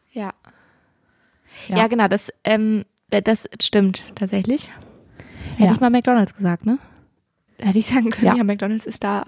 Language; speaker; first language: German; native; German